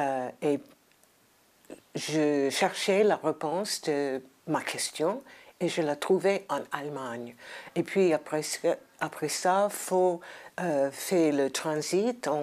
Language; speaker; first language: French; non-native, fluent; English